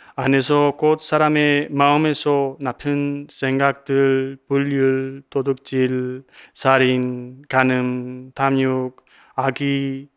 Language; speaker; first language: Korean; non-native, fluent; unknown